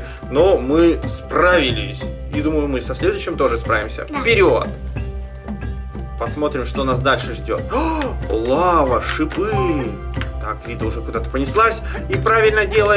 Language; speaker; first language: Russian; native; Russian